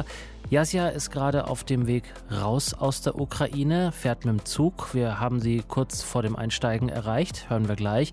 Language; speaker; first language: German; native; German